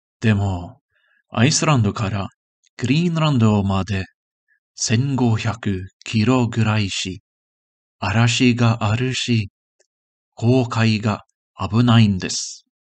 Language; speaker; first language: Japanese; non-native, learner; English